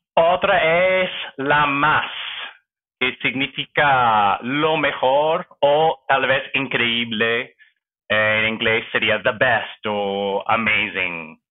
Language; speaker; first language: Spanish; non-native, fluent; English